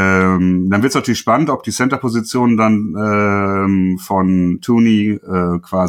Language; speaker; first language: German; native; German